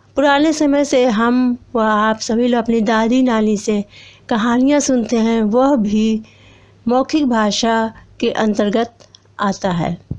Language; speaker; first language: Hindi; native; Hindi